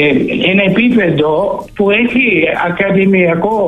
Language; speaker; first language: Greek; early bilingual, heritage; Greek